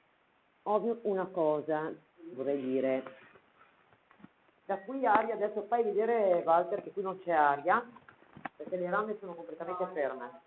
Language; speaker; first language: Italian; native; Italian